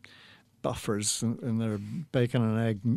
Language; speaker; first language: English; native; English